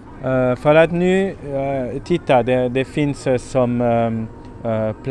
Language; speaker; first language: Swedish; non-native, learner; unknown